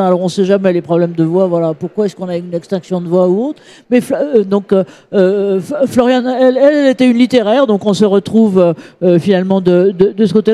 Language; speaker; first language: French; native; French